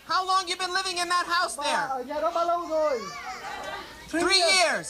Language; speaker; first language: English; native; English